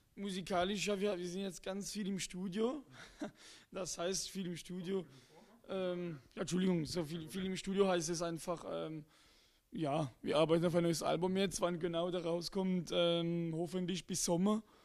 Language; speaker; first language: German; non-native, local second language; Swiss German